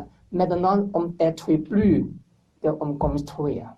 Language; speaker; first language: French; non-native, learner; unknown